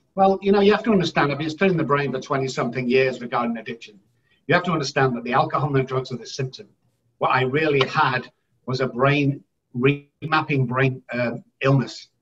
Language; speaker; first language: English; native; English